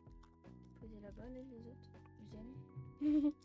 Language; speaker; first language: French; native; French